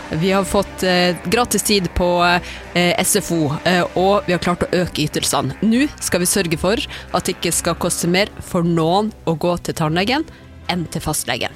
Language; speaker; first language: Norwegian; native; Norwegian